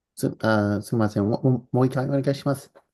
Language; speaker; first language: Japanese; non-native, learner; English